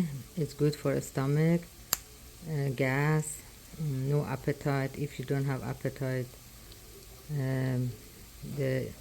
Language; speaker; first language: English; non-native, learner; Persian